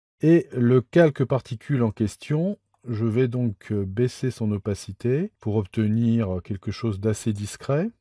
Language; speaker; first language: French; native; French